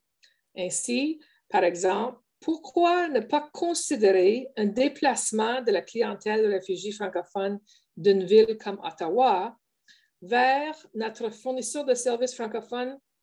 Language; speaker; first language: French; native; French